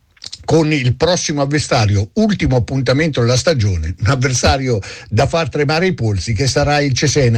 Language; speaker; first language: Italian; native; Italian